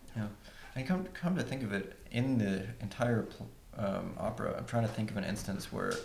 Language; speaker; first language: English; native; English